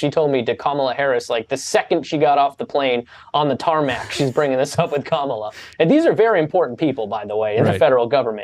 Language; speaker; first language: English; native; English